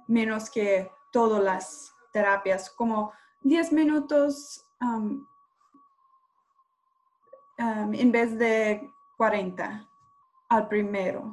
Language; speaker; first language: Spanish; non-native, learner; English